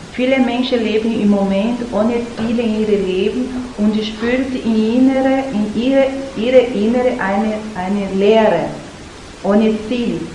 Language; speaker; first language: German; non-native, learner; Portuguese